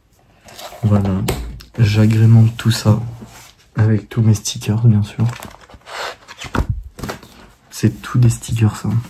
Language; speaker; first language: French; native; French